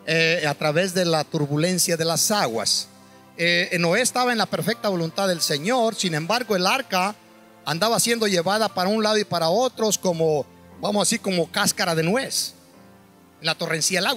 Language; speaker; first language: Spanish; native; Spanish